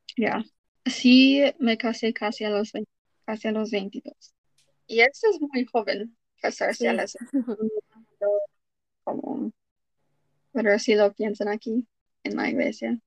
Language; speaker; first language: Spanish; non-native, fluent; English